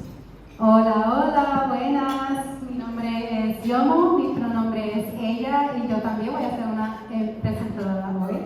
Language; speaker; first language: Spanish; early bilingual, heritage; Spanish